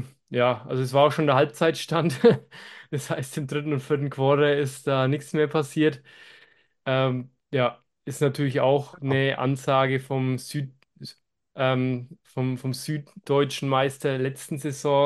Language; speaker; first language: German; native; German